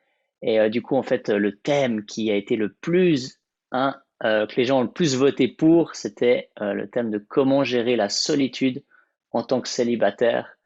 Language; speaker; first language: French; native; French